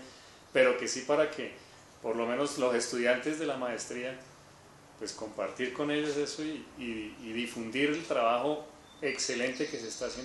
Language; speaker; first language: Spanish; native; Spanish